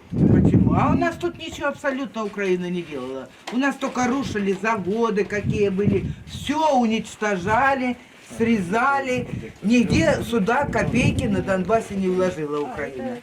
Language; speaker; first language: Russian; native; Russian